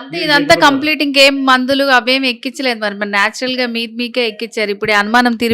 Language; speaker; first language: Telugu; native; Telugu